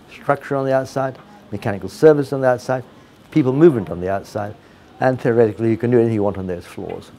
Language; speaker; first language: English; non-native, fluent; Italian